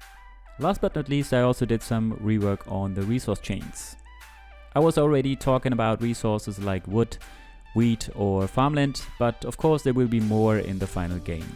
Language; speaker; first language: English; non-native, fluent; German